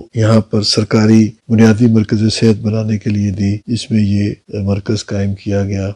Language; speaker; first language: Urdu; native; Urdu